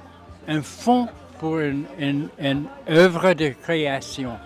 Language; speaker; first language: French; non-native, local second language; English